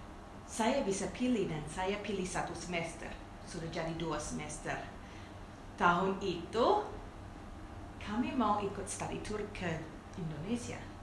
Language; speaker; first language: Indonesian; non-native, fluent; English